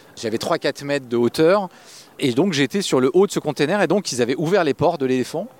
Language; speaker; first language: French; native; French